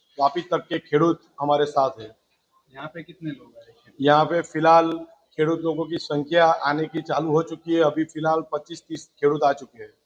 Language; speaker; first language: Hindi; non-native, local second language; Gujarati